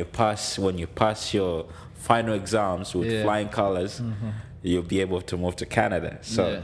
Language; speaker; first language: English; non-native, local second language; Ganda